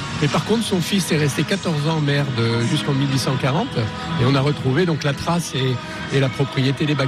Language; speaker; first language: French; native; French